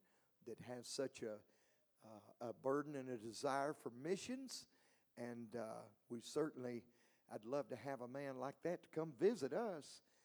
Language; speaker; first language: English; native; English